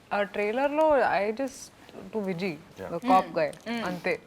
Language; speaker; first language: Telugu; non-native, fluent; Hindi